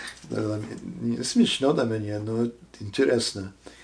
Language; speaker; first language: Russian; non-native, fluent; English